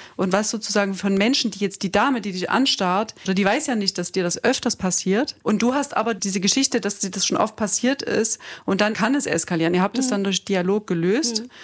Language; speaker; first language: German; native; German